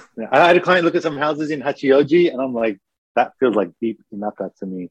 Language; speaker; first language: English; native; English